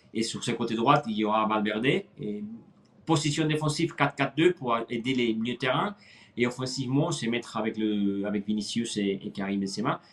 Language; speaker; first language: French; non-native, fluent; Spanish